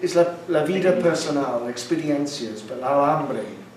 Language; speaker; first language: Spanish; non-native, learner; English